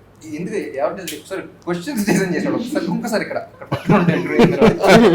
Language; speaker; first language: Telugu; native; Telugu